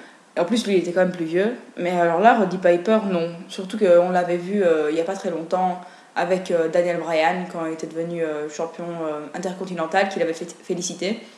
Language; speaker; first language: French; native; French